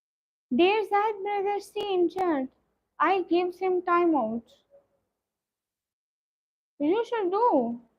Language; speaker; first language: English; non-native, learner; Punjabi